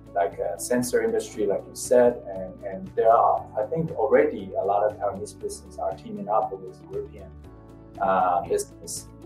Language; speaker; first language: English; non-native, fluent; Chinese